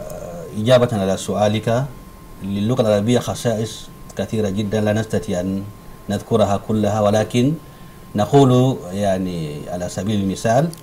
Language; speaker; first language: Arabic; non-native, fluent; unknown